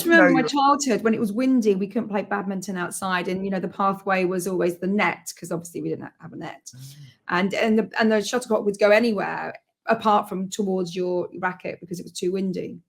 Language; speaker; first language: English; native; English